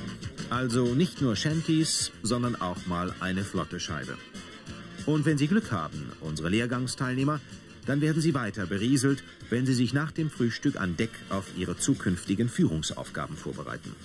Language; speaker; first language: German; native; German